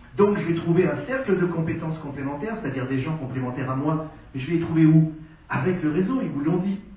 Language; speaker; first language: French; native; French